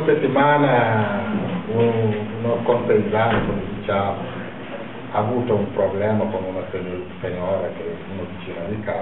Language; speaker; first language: Italian; non-native, fluent; Wolof